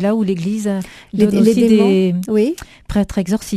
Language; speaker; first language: French; native; French